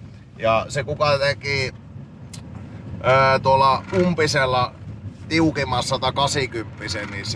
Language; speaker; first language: Finnish; native; Finnish